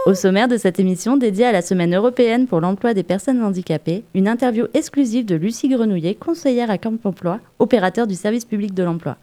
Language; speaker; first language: French; native; French